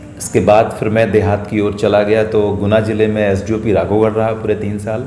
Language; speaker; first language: Hindi; native; Hindi